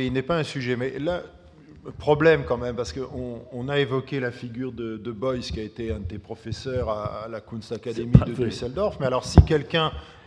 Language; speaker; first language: French; native; French